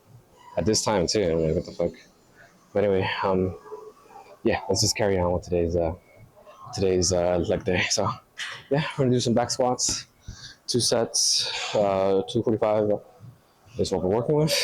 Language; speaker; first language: English; native; English